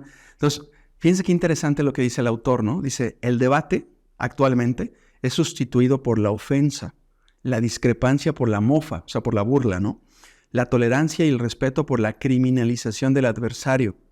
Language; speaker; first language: Spanish; native; Spanish